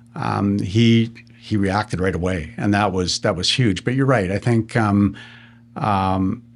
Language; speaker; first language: English; native; English